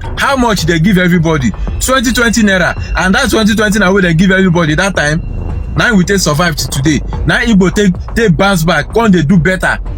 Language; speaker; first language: Nigerian Pidgin; non-native, local second language; Igbo